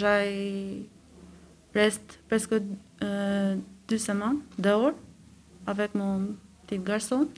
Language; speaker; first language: French; non-native, learner; Albanian